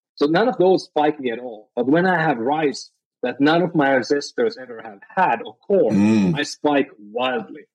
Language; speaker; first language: English; non-native, fluent; Finnish